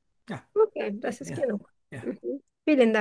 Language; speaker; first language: German; non-native, fluent; Turkish